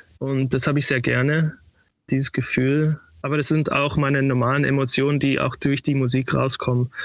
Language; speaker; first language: German; early bilingual, heritage; German